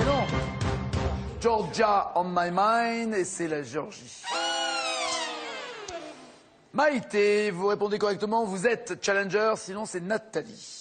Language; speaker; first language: French; native; French